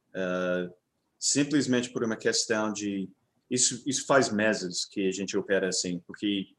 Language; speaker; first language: Portuguese; non-native, fluent; English